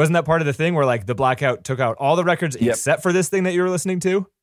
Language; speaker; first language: English; native; English